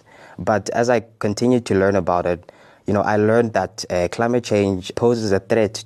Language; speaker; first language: English; non-native, local second language; Zulu